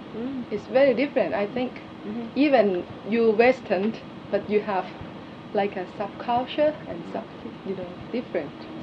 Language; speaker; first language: English; non-native, learner; Thai